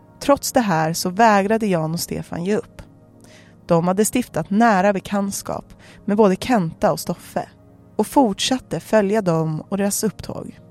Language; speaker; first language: Swedish; native; Swedish